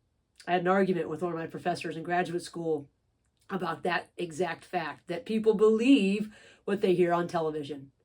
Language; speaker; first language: English; native; English